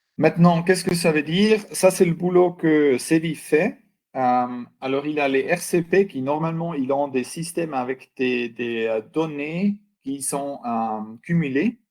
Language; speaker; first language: French; non-native, local second language; German